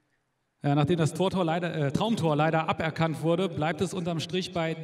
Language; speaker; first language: German; native; German